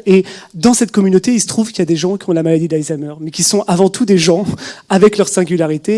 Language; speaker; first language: French; native; French